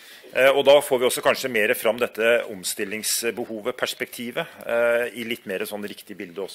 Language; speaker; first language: Norwegian; native; Norwegian